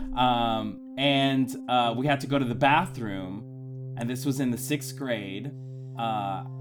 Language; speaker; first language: English; early bilingual, other home language; Spanish